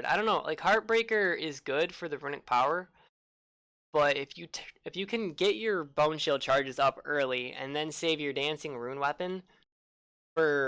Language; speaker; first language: English; native; English